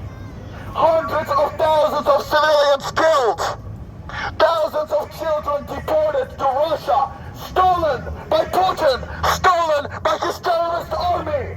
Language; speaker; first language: English; non-native, fluent; Ukrainian